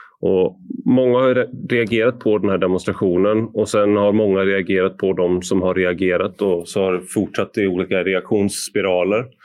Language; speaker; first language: Swedish; native; Swedish